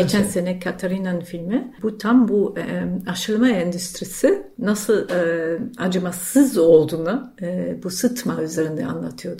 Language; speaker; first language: Turkish; non-native, fluent; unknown